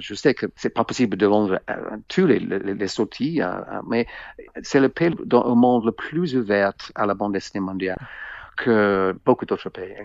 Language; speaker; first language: French; non-native, fluent; English